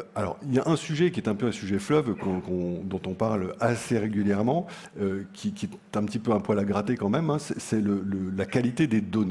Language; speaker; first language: French; native; French